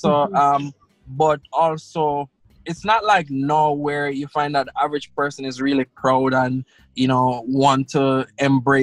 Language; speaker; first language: English; non-native, local second language; Krio